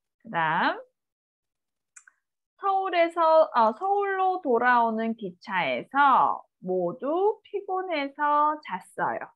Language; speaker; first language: Korean; native; Korean